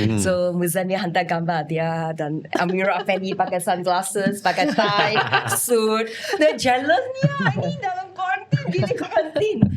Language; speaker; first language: Malay; non-native, local second language; Chinese